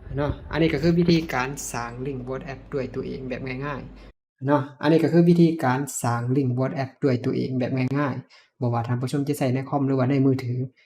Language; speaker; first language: Lao; native; Lao